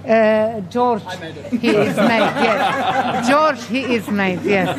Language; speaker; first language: English; non-native, learner; Arabic